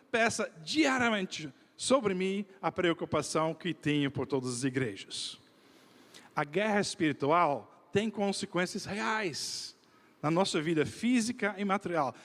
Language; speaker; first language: Portuguese; non-native, fluent; Dutch